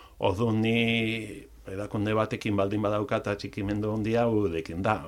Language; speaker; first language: Basque; non-native, local second language; Spanish